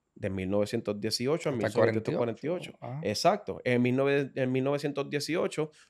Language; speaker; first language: Spanish; native; Spanish